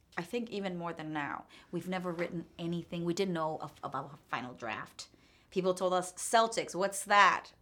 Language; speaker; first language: English; non-native, fluent; Spanish